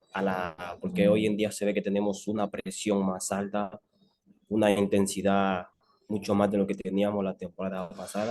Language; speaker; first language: Spanish; native; Spanish